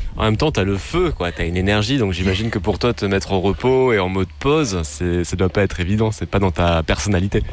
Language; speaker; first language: French; native; French